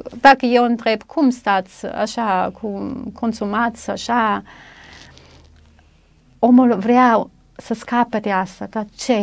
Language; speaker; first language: Romanian; non-native, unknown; German